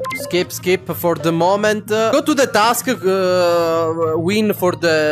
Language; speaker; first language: English; non-native, learner; Italian